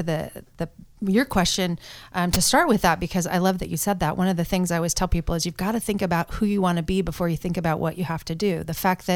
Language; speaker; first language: English; native; English